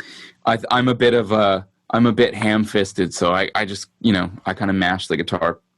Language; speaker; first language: English; native; English